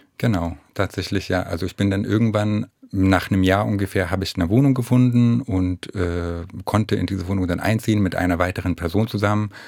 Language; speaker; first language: German; non-native, fluent; Arabic